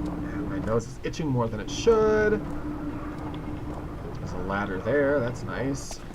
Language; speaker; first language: English; native; English